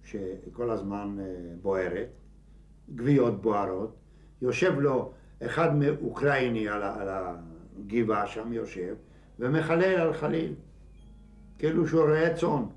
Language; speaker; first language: Hebrew; non-native, fluent; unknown